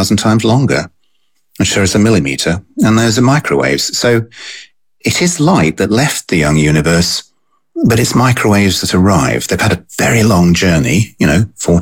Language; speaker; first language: English; native; English